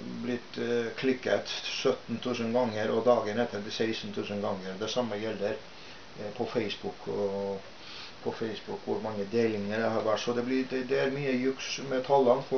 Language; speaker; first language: Norwegian; non-native, fluent; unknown